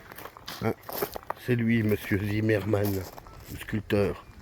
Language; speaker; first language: French; native; French